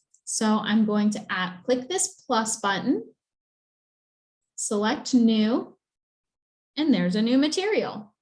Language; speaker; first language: English; native; English